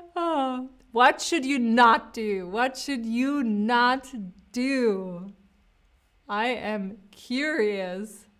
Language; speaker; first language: English; non-native, fluent; German